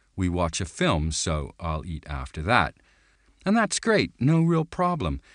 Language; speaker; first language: English; native; English